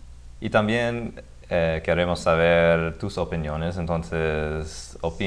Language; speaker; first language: Spanish; non-native, fluent; English